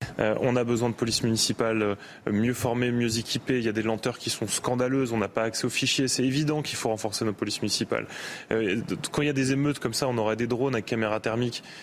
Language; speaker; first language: French; native; French